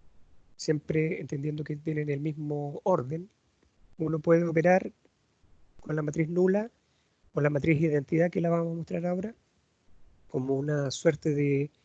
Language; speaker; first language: Spanish; native; Spanish